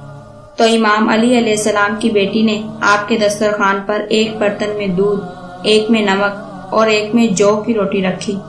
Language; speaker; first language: Urdu; native; Urdu